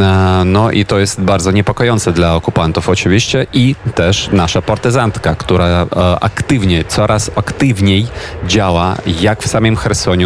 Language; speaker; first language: Polish; non-native, fluent; Ukrainian